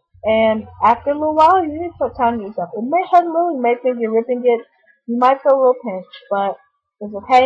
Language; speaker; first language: English; native; English